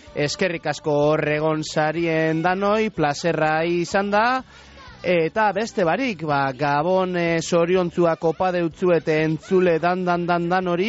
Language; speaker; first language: Basque; native; Basque